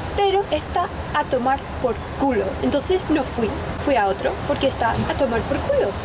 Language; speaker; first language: Spanish; non-native, fluent; English